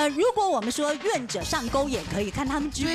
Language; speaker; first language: Chinese; native; Chinese